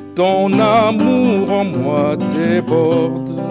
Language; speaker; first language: French; non-native, local second language; Lingala